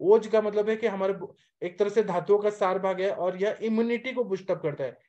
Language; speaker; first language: Hindi; native; Hindi